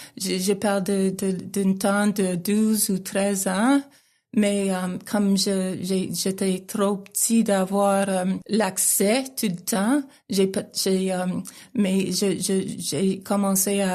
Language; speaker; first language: French; non-native, local second language; English